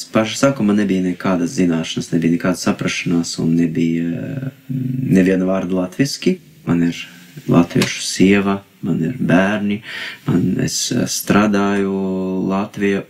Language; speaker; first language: Latvian; non-native, fluent; Russian